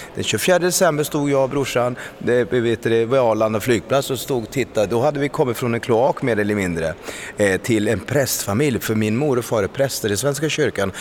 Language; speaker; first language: Swedish; early bilingual, other home language; Spanish